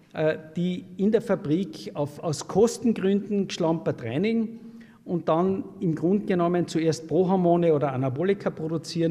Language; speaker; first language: German; native; German